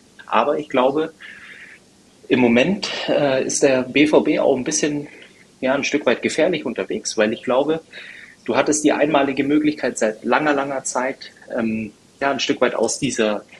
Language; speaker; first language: German; native; German